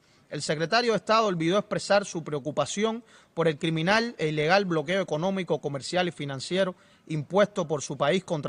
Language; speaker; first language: Spanish; native; Spanish